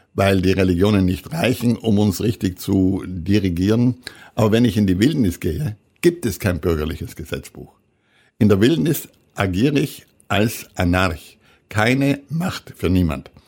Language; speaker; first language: German; native; German